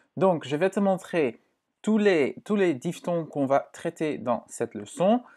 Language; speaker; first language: French; non-native, fluent; Dutch